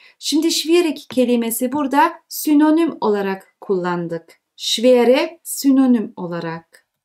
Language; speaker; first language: Turkish; early bilingual, heritage; Turkish